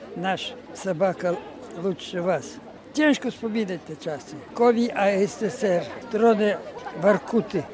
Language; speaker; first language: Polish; native; Polish